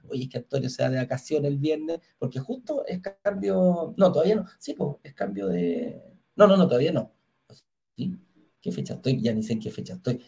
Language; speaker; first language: Spanish; native; Spanish